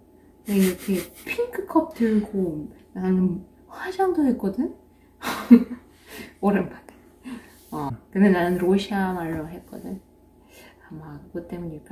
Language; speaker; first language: Korean; non-native, fluent; Russian